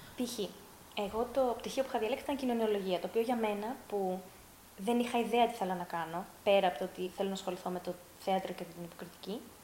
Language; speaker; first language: Greek; early bilingual, heritage; Greek